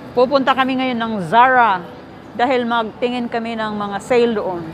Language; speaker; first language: Filipino; native; Filipino